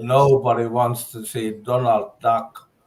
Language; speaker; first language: English; non-native, learner; Finnish